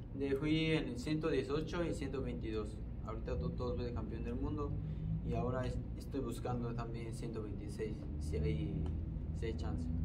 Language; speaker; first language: Spanish; non-native, fluent; Japanese